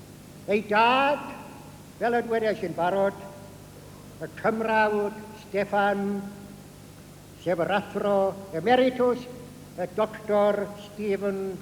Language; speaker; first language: Welsh; native; Welsh